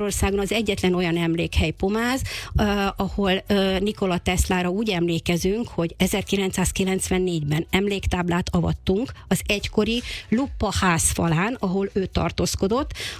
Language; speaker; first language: Hungarian; native; Hungarian